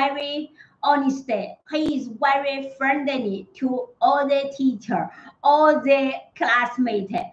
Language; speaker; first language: English; non-native, learner; Chinese